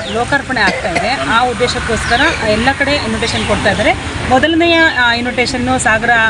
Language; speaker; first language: Kannada; native; Kannada